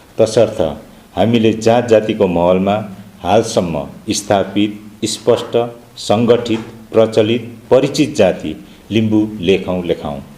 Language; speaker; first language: Nepali; non-native, local second language; Limburgish